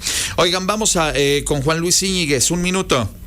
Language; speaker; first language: Spanish; native; Spanish